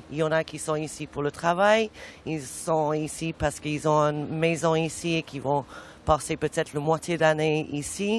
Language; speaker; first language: French; non-native, fluent; English